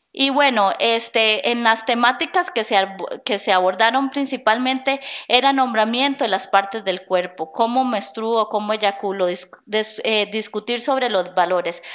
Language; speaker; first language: Spanish; native; Spanish